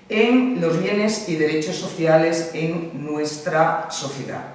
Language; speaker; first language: Spanish; native; Spanish